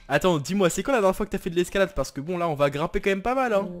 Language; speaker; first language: French; native; French